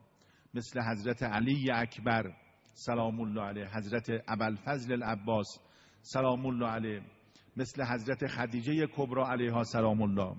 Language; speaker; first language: Persian; native; Persian